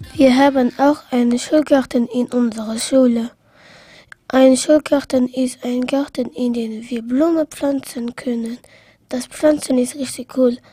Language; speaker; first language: German; non-native, local second language; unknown